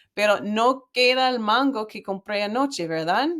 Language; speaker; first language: Spanish; non-native, fluent; English